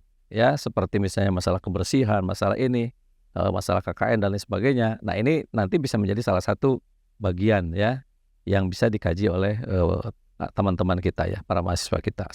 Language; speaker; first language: Indonesian; native; Indonesian